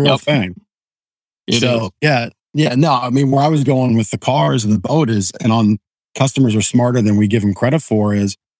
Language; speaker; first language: English; native; English